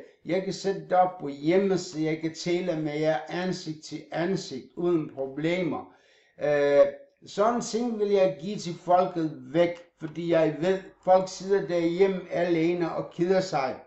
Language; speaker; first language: Danish; non-native, fluent; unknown